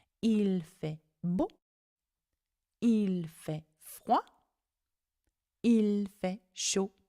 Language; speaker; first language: French; non-native, fluent; English